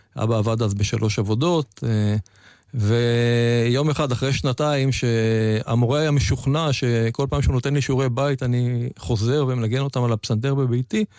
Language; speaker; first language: Hebrew; native; Hebrew